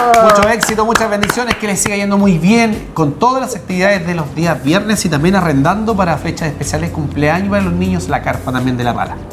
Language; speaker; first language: Spanish; native; Spanish